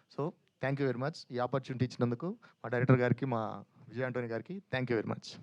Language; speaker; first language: Telugu; native; Telugu